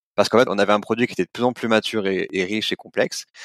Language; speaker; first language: French; native; French